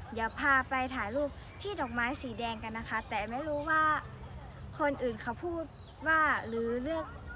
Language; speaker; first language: Thai; native; Thai